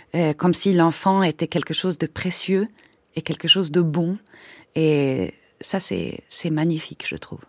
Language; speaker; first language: French; non-native, fluent; Swedish